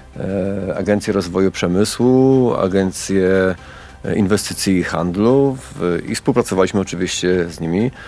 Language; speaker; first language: Polish; native; Polish